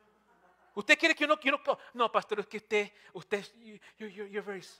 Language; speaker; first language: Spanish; non-native, fluent; English